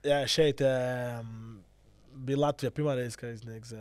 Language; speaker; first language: Latvian; non-native, learner; Portuguese